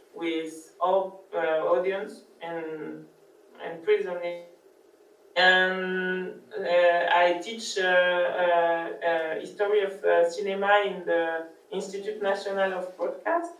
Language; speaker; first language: English; non-native, learner; French